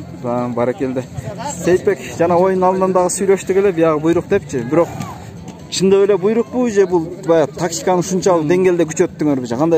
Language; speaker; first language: Kyrgyz; native; Kyrgyz